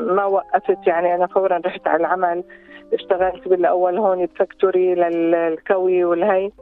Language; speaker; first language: Arabic; native; Arabic